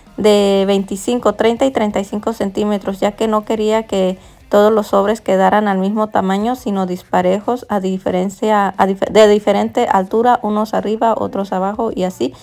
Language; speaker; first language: Spanish; native; Spanish